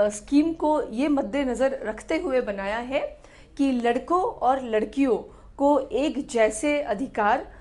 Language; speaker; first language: Hindi; native; Hindi